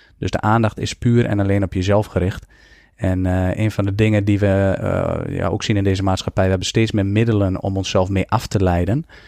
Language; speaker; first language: Dutch; native; Dutch